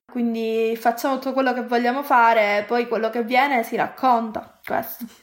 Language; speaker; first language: Italian; native; Italian